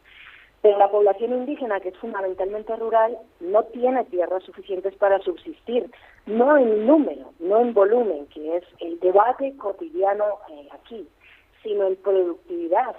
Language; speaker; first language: Spanish; native; Spanish